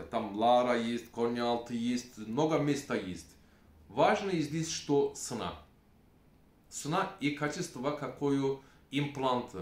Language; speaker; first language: Russian; non-native, learner; Turkish